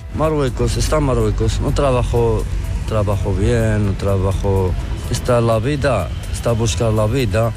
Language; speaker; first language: Spanish; non-native, learner; Arabic